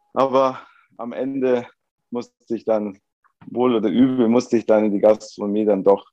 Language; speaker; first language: German; early bilingual, other home language; Italian